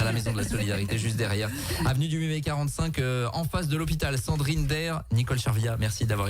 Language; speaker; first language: French; native; French